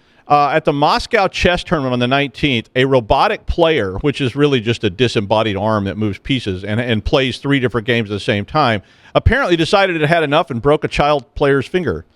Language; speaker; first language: English; native; English